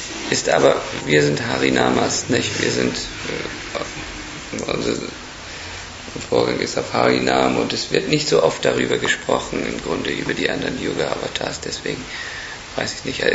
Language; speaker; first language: German; native; German